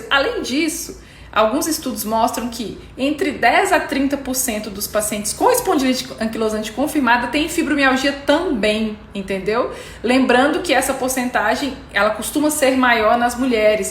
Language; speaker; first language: Portuguese; native; Portuguese